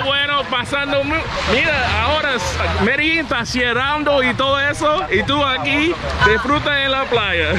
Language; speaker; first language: Spanish; non-native, learner; English